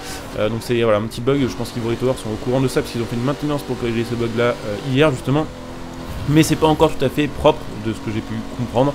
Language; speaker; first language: French; native; French